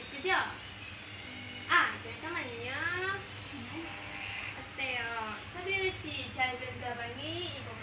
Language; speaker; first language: Korean; non-native, learner; Indonesian